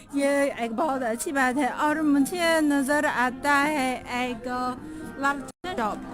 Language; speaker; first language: Urdu; non-native, fluent; Chinese